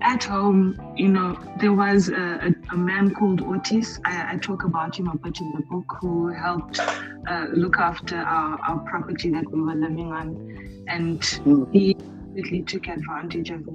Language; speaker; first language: English; native; English